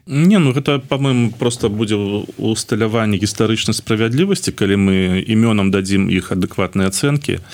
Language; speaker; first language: Belarusian; non-native, local second language; Russian